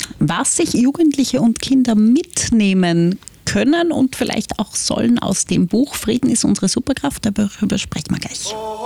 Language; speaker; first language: German; native; German